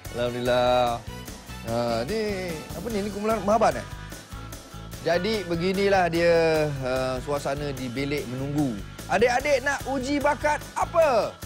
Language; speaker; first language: Malay; native; Malay